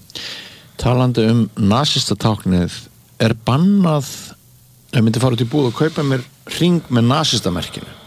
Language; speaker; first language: Icelandic; native; Icelandic